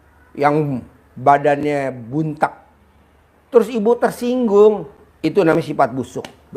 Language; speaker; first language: Indonesian; native; Indonesian